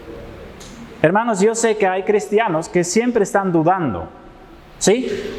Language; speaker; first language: Spanish; non-native, fluent; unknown